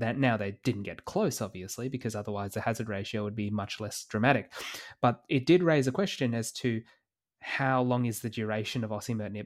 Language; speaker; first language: English; native; English